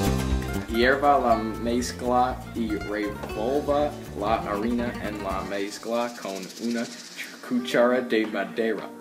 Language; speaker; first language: Spanish; non-native, learner; English